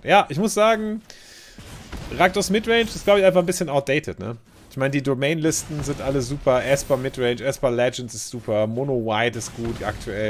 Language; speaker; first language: German; native; German